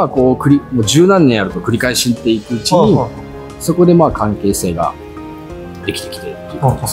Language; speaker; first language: Japanese; native; Japanese